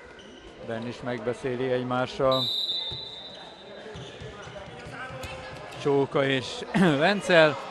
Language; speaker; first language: Hungarian; native; Hungarian